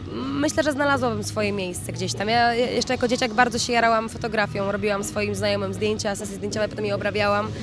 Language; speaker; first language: Polish; native; Polish